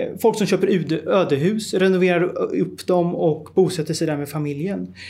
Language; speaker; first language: Swedish; native; Swedish